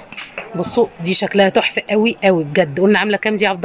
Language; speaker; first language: Arabic; native; Arabic